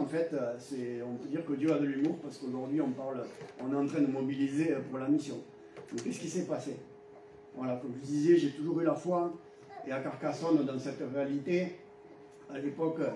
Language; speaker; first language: French; native; French